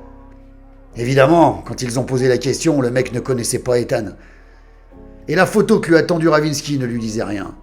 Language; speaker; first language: French; native; French